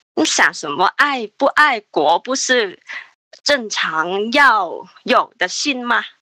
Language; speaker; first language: Chinese; non-native, local second language; Cantonese